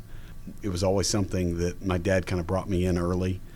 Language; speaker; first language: English; native; English